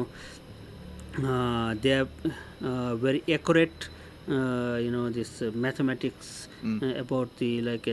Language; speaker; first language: English; non-native, local second language; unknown